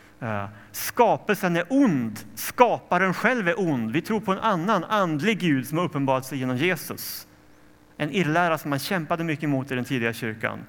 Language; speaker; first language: Swedish; native; Swedish